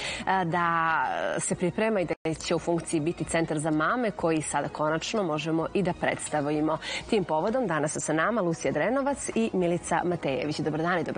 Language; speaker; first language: Serbian; native; Serbian